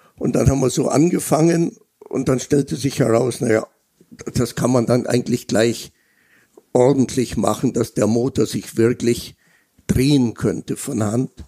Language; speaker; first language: German; native; German